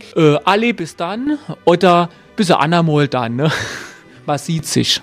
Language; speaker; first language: German; native; German